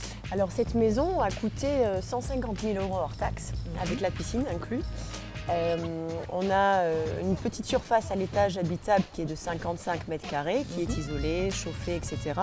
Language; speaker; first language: French; native; French